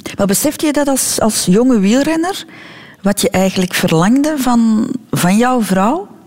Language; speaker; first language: Dutch; native; Dutch